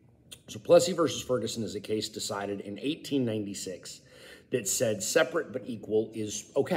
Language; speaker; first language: English; native; English